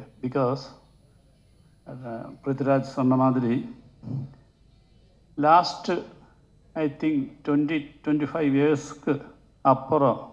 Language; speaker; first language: Tamil; non-native, learner; Malayalam